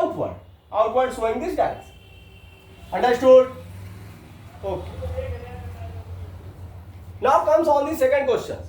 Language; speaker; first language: English; non-native, local second language; Hindi